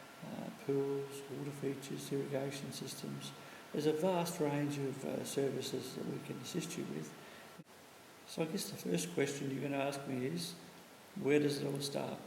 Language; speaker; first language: English; native; English